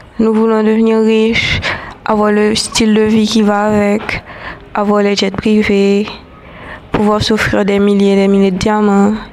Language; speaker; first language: French; non-native, local second language; Haitian Creole